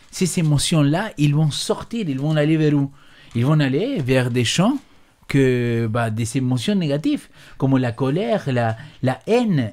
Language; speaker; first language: French; non-native, fluent; Spanish